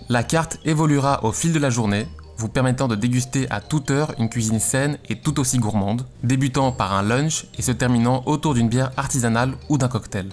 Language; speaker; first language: French; native; French